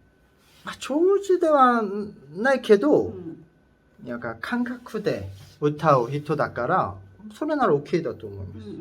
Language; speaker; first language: Japanese; non-native, learner; Korean